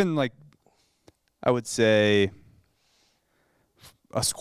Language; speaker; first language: English; native; English